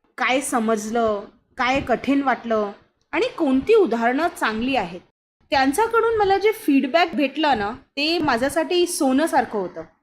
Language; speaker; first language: Marathi; non-native, local second language; Hindi